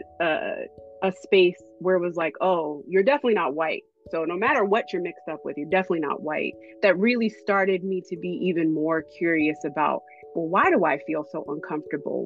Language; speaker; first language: English; native; English